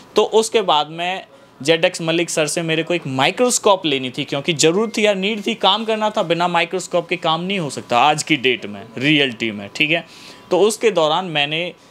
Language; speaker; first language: Hindi; native; Hindi